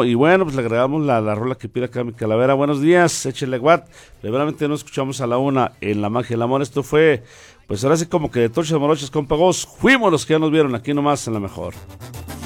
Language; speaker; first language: Spanish; native; Spanish